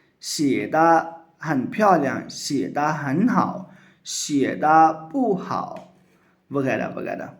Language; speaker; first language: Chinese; non-native, fluent; Urdu